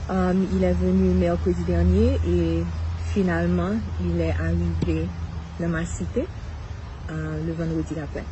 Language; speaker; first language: French; non-native, local second language; Haitian Creole